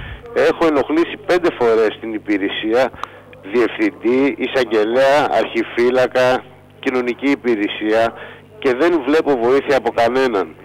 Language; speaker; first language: Greek; non-native, fluent; Bulgarian